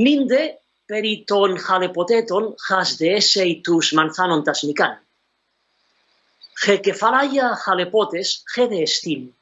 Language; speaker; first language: Greek; non-native, fluent; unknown